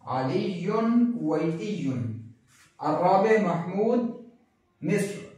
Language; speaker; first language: Arabic; non-native, fluent; Urdu